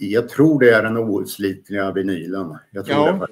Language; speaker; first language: Swedish; native; Swedish